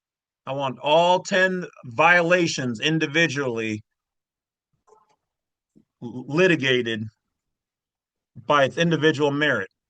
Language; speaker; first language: English; native; English